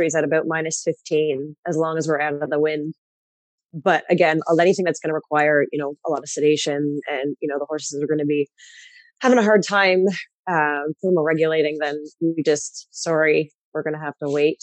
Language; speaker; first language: English; native; English